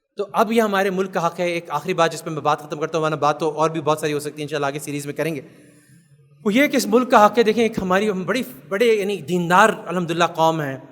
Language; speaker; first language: Urdu; native; Urdu